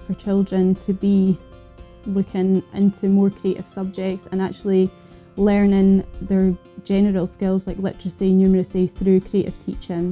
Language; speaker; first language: English; native; English